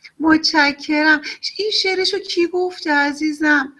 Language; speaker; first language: Persian; native; Persian